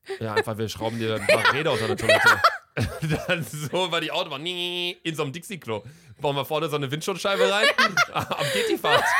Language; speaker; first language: German; native; German